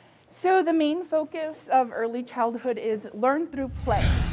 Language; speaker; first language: English; early bilingual, other home language; Spanish